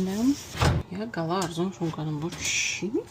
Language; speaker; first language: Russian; non-native, local second language; Tajik